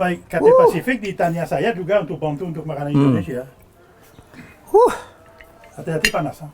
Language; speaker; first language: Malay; non-native, fluent; French